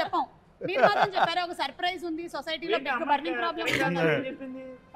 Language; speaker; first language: Telugu; native; Telugu